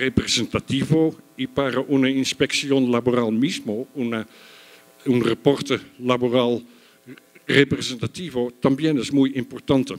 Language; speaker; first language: Spanish; non-native, fluent; Dutch